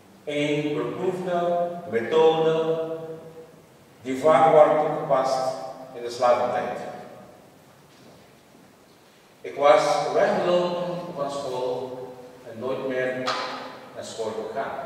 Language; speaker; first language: Dutch; non-native, local second language; Papiamento